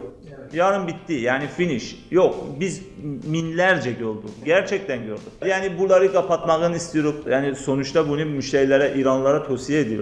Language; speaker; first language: Turkish; non-native, learner; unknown